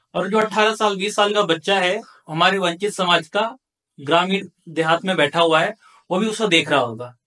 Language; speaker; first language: Hindi; native; Hindi